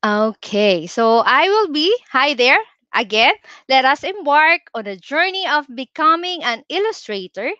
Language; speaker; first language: English; non-native, local second language; Filipino